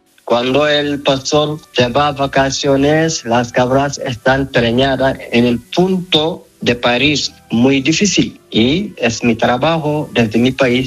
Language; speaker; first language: Spanish; non-native, learner; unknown